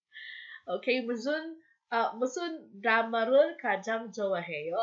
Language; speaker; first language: Korean; non-native, fluent; Filipino